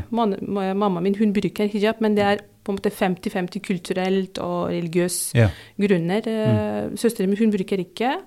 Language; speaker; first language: Norwegian; non-native, fluent; Turkish